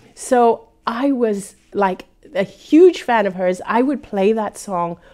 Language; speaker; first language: English; early bilingual, other home language; Hindi